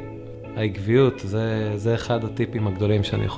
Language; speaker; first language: Hebrew; native; Hebrew